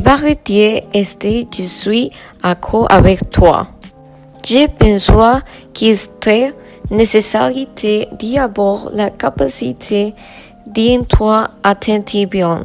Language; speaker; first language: French; non-native, learner; Spanish